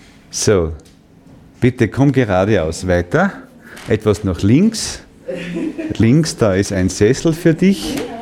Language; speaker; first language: German; native; German